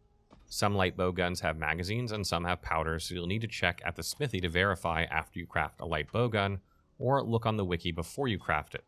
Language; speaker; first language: English; native; English